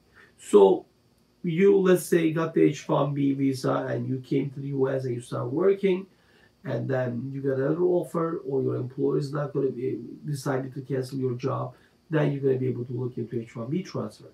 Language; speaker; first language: English; non-native, fluent; Turkish